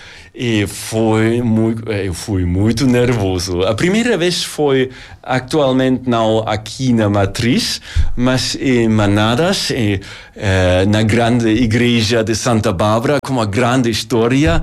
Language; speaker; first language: Portuguese; non-native, learner; German